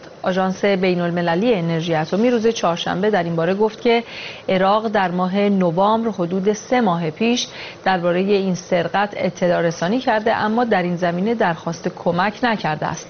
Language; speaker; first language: Persian; native; Persian